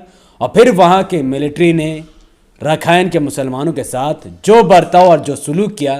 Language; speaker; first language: Hindi; native; Hindi